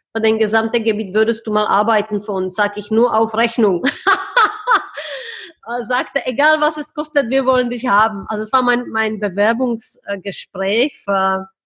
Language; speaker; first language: German; non-native, fluent; Czech